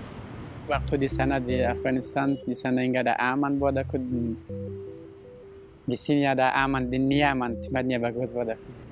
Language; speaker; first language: Indonesian; non-native, learner; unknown